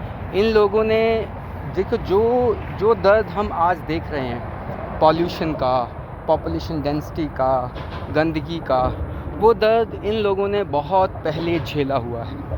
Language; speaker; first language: Hindi; native; Hindi